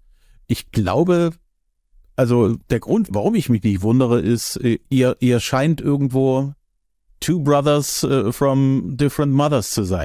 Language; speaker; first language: German; native; German